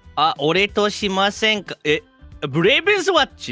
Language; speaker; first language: Japanese; non-native, fluent; English